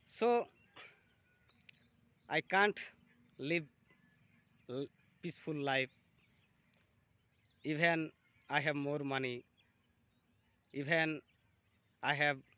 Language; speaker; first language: English; non-native, learner; Bangla